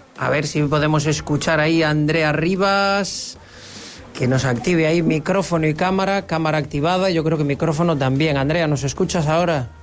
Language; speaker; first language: Spanish; native; Spanish